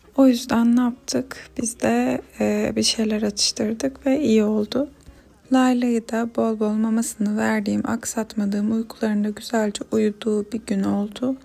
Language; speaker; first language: Turkish; native; Turkish